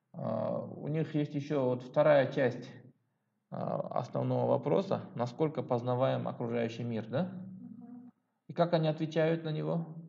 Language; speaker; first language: Russian; non-native, local second language; Kyrgyz